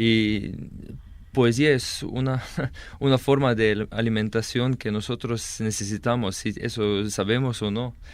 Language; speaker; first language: Spanish; non-native, fluent; Slovenian